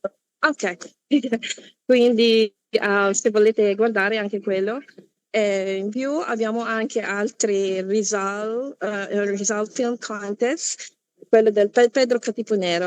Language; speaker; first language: Italian; non-native, fluent; Filipino